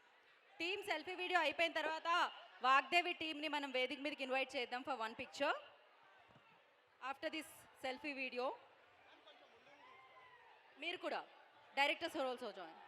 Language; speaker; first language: Telugu; native; Telugu